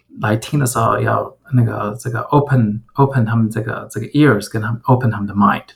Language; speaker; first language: Chinese; early bilingual, heritage; Chinese